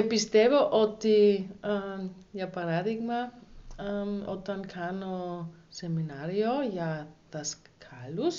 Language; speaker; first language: Greek; non-native, learner; German